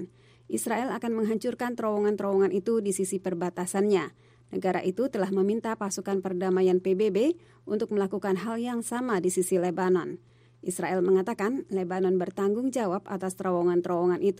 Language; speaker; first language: Indonesian; native; Indonesian